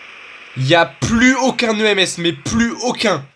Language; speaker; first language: French; native; French